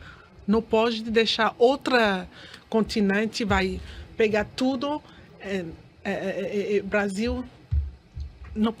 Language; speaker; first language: Portuguese; non-native, learner; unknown